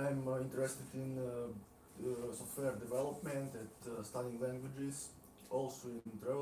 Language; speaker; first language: English; non-native, learner; Russian